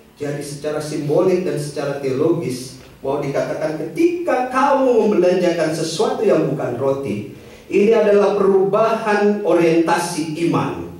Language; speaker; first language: Indonesian; native; Indonesian